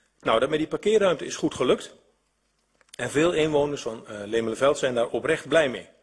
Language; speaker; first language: Dutch; native; Dutch